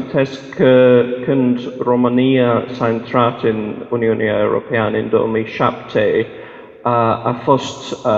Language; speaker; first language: Romanian; non-native, fluent; English